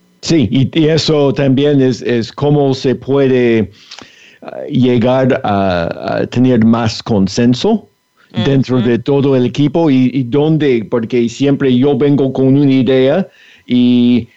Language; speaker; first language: Spanish; non-native, fluent; English